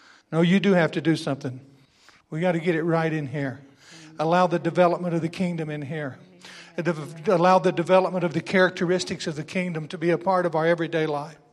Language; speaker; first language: English; native; English